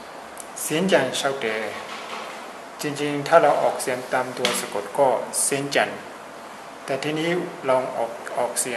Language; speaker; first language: Thai; non-native, fluent; Burmese